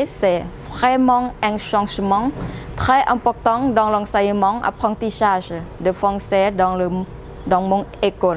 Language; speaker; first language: French; non-native, fluent; Lao